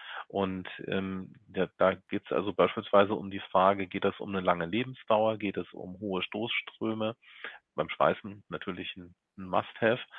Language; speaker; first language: German; native; German